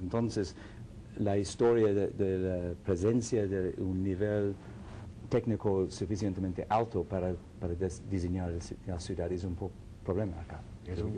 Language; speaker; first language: Spanish; non-native, fluent; English